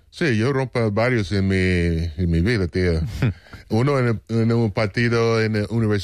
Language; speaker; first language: Spanish; non-native, fluent; English